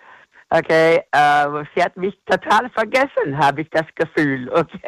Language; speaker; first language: German; non-native, fluent; English